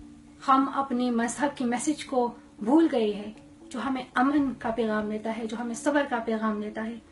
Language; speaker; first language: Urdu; non-native, local second language; Pashto